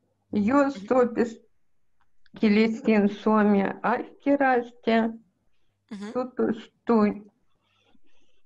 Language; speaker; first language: Finnish; non-native, learner; Russian